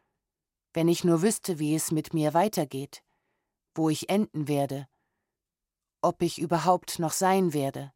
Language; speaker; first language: German; native; German